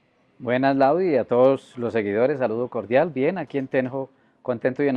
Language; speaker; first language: Spanish; native; Spanish